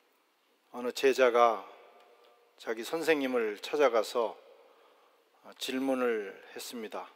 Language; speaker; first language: Korean; native; Korean